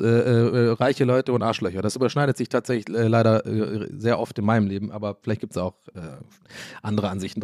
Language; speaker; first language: German; native; German